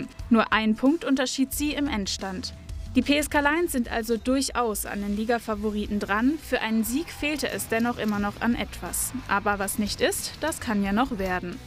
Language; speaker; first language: German; native; German